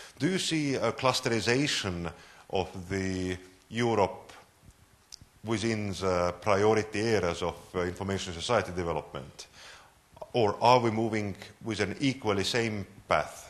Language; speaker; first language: English; non-native, fluent; Estonian